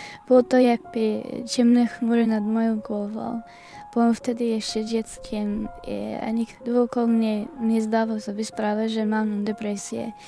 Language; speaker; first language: Polish; non-native, learner; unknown